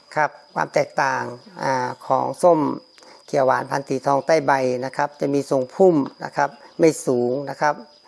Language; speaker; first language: Thai; native; Thai